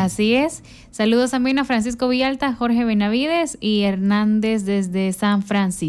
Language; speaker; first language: Spanish; native; Spanish